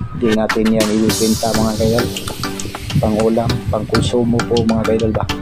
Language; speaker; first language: Filipino; non-native, local second language; Cebuano